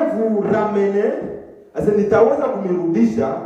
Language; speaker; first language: French; non-native, local second language; Swahili